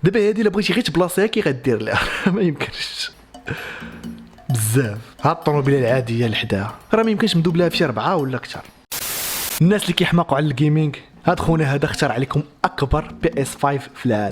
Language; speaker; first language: Arabic; native; Arabic